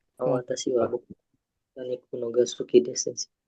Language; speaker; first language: Japanese; non-native, learner; Indonesian